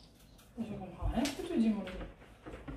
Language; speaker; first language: French; native; French